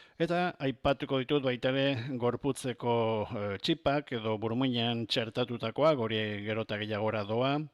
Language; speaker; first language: Basque; non-native, local second language; Spanish